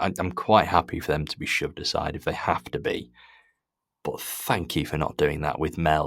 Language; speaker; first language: English; native; English